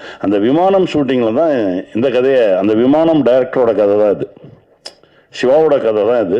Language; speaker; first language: Tamil; native; Tamil